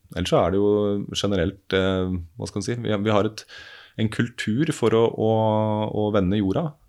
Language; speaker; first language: Norwegian; native; Norwegian